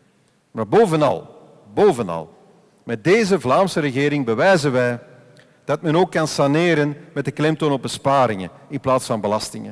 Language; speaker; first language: Dutch; native; Dutch